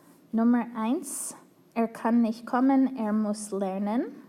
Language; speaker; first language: German; non-native, fluent; English